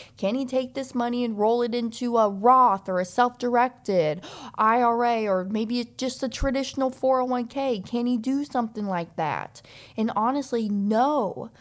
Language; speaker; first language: English; native; English